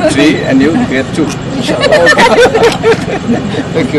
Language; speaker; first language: English; non-native, learner; Indonesian